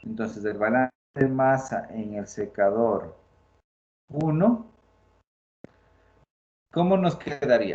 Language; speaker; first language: Spanish; native; Spanish